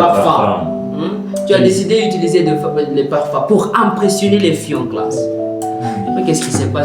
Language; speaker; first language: French; non-native, learner; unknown